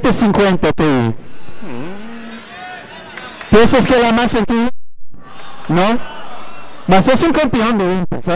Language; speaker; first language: Spanish; non-native, learner; Portuguese